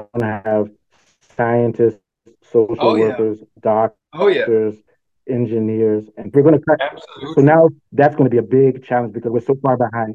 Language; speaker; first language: English; non-native, local second language; Yoruba